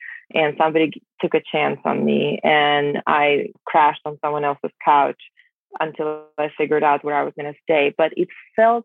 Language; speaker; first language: English; non-native, fluent; Russian